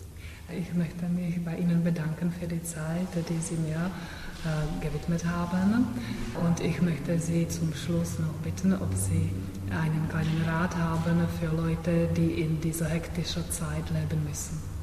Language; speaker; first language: German; non-native, fluent; Czech